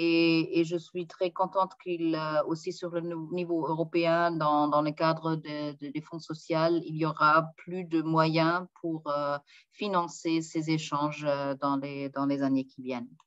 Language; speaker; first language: French; non-native, fluent; German